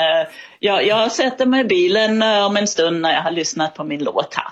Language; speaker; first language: Swedish; native; Swedish